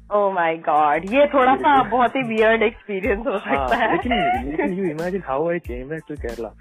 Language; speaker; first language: Hindi; non-native, local second language; Malayalam